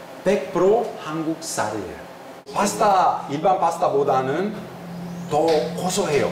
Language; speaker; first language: Korean; non-native, fluent; Italian